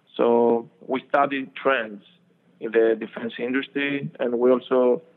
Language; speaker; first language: English; non-native, fluent; Greek